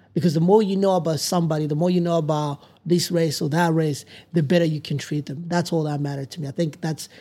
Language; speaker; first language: English; non-native, local second language; Rundi